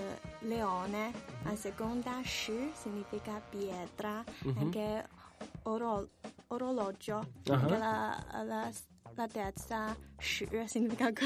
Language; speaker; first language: Italian; non-native, learner; Chinese